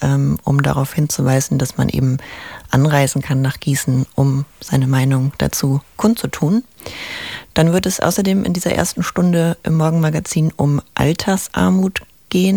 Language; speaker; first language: German; native; German